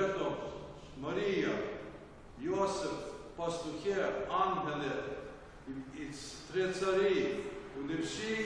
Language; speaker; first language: Ukrainian; early bilingual, heritage; Ukrainian